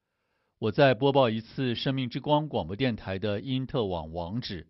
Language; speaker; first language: Chinese; native; Chinese